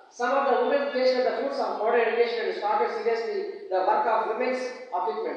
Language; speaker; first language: English; non-native, local second language; Telugu